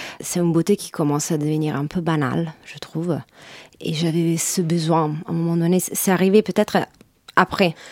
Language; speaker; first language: French; non-native, fluent; Italian